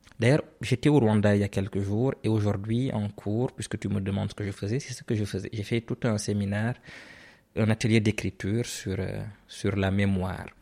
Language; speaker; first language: French; non-native, local second language; Serer